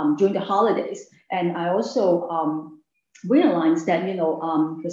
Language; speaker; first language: English; non-native, local second language; Cantonese